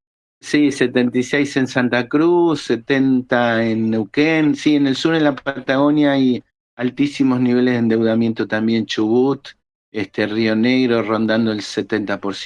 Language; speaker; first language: Spanish; native; Spanish